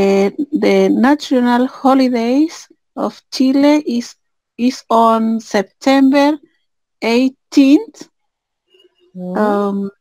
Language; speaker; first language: English; non-native, learner; Spanish